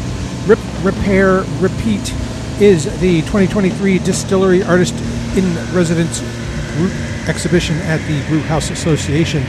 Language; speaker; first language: English; native; English